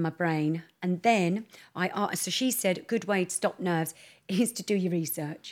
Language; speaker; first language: English; native; English